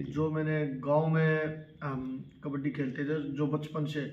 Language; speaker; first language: Hindi; native; Hindi